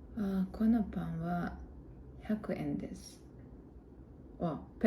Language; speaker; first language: Japanese; non-native, learner; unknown